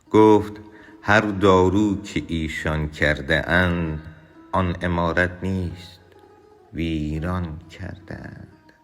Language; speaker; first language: Persian; native; Persian